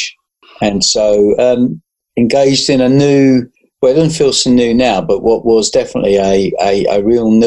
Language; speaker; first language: English; native; English